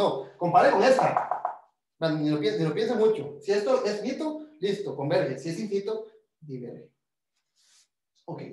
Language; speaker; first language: Spanish; native; Spanish